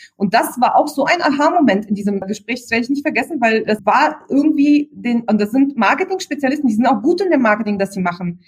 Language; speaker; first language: German; early bilingual, other home language; Bulgarian